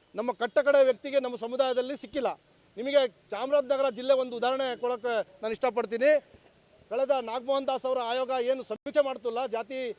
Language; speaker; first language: Kannada; non-native, local second language; Lambadi